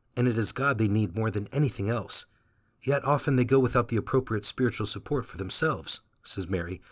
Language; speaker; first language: English; early bilingual, other home language; Vietnamese